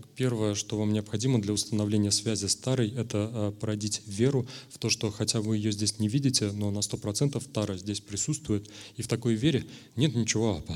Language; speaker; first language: Russian; native; Russian